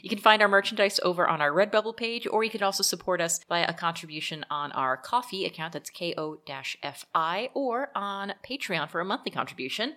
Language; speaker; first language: English; native; English